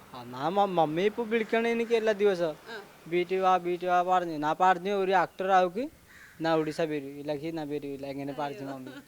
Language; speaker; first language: Malayalam; non-native, learner; Odia